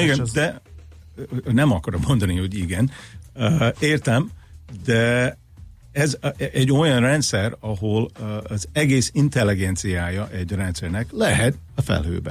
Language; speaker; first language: Hungarian; non-native, fluent; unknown